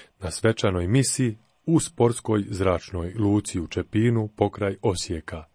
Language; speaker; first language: Croatian; native; Croatian